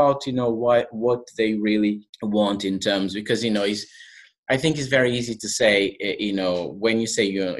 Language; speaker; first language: English; non-native, fluent; Portuguese